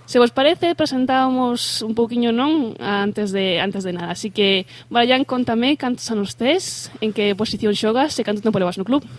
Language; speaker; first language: Galician; native; Galician